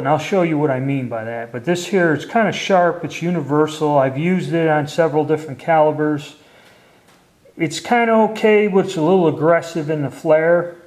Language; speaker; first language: English; native; English